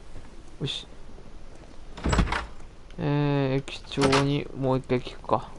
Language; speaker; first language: Japanese; native; Japanese